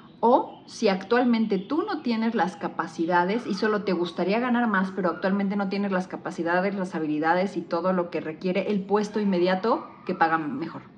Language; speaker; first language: Spanish; native; Spanish